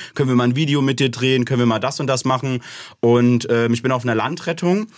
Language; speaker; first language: German; native; German